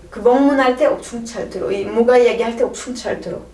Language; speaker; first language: Korean; non-native, learner; French